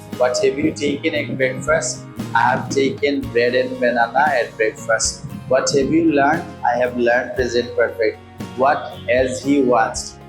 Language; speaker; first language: English; non-native, local second language; Sylheti